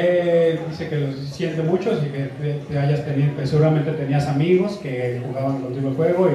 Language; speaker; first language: Spanish; native; Spanish